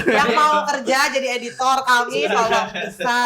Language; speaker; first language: Indonesian; native; Indonesian